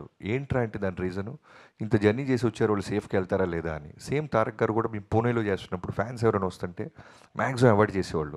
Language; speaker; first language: Telugu; native; Telugu